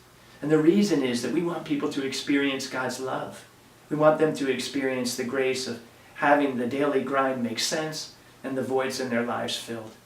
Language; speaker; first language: English; native; English